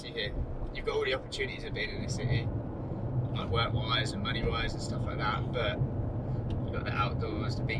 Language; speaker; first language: English; native; English